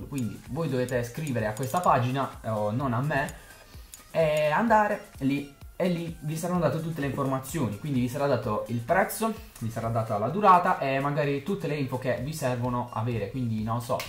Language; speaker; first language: Italian; native; Italian